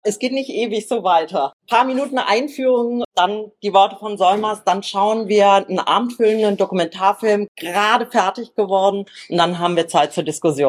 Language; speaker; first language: German; native; German